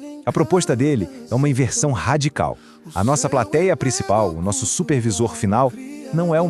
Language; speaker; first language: Portuguese; native; Portuguese